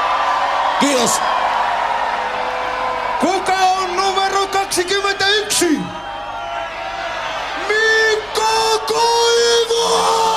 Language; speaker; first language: Finnish; native; Finnish